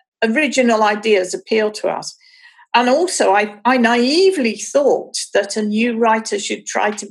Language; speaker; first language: English; native; English